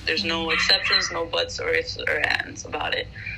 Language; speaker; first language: English; non-native, fluent; Spanish